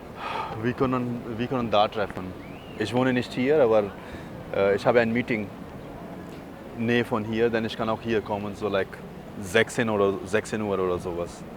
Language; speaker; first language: German; non-native, learner; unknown